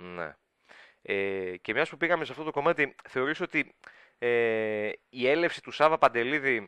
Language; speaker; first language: Greek; native; Greek